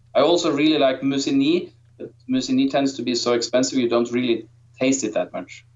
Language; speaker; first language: English; non-native, fluent; Norwegian